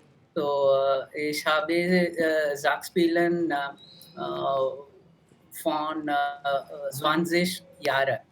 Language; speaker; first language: German; non-native, learner; Tamil